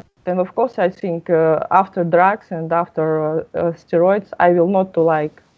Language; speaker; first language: English; non-native, learner; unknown